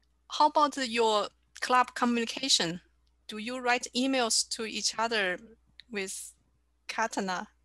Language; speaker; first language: English; non-native, fluent; Chinese